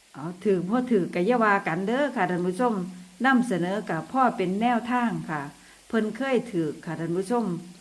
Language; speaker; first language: Thai; native; Thai